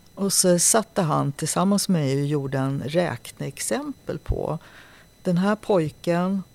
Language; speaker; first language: Swedish; native; Swedish